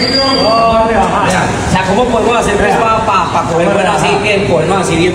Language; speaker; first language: Spanish; native; Spanish